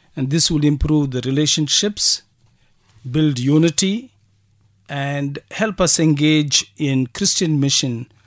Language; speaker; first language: English; non-native, local second language; Tamil